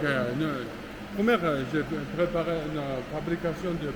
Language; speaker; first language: French; non-native, learner; Mongolian